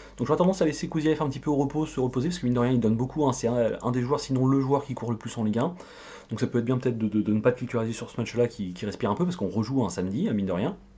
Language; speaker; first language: French; native; French